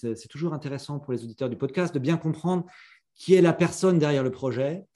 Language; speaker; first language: French; native; French